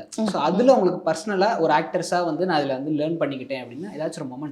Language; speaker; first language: Tamil; native; Tamil